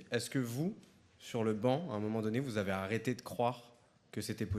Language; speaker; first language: French; native; French